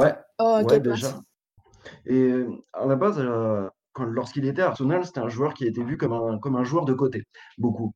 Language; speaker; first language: French; native; French